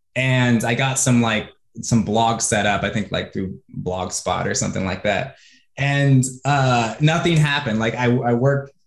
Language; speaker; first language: English; native; English